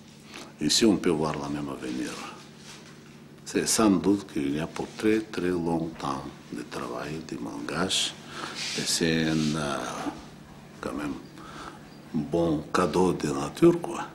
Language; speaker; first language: French; non-native, fluent; Bulgarian